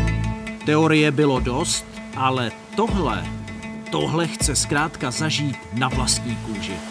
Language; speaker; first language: Czech; native; Czech